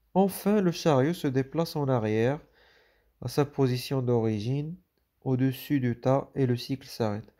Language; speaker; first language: French; non-native, local second language; Arabic